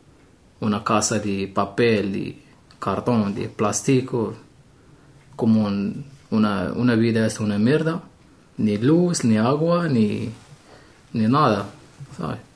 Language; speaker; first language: Spanish; non-native, learner; Arabic